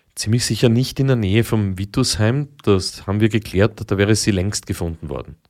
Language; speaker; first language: German; native; German